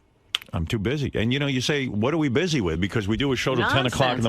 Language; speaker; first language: English; native; English